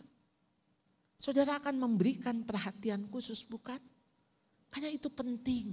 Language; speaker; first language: Indonesian; native; Indonesian